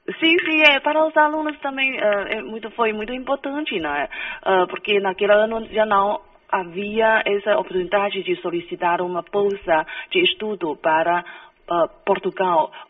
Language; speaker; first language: Portuguese; non-native, fluent; Chinese